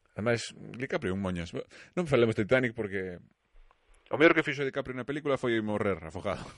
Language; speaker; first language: Galician; native; Galician